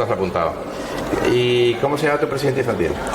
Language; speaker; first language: Spanish; native; Spanish